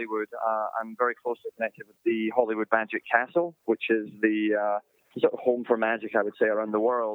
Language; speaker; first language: English; native; English